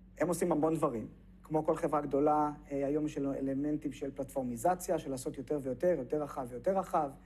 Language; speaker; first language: Hebrew; native; Hebrew